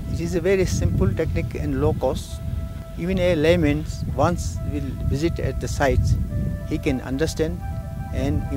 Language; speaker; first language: English; non-native, local second language; Ladakhi